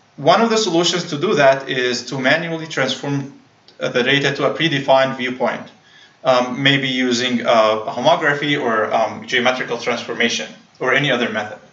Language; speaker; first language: English; non-native, fluent; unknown